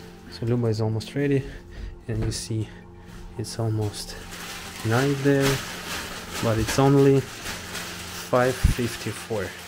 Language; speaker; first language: English; non-native, fluent; Ukrainian